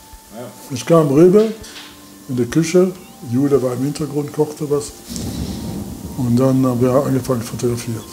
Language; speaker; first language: German; non-native, fluent; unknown